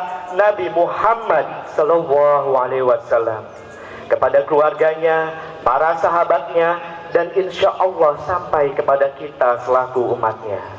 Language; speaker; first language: Indonesian; native; Indonesian